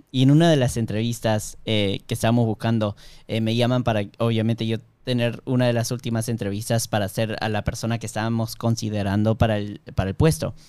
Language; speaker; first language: Spanish; early bilingual, heritage; Spanish